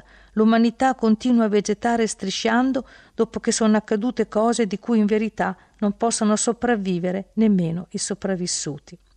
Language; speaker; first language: Italian; native; Italian